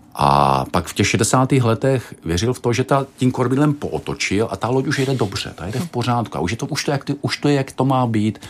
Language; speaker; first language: Czech; native; Czech